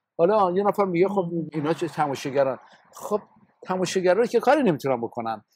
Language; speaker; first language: Persian; native; Persian